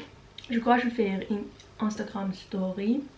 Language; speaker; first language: French; non-native, learner; Norwegian